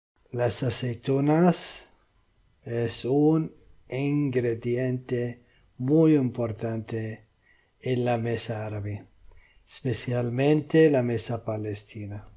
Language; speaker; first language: Spanish; non-native, fluent; Arabic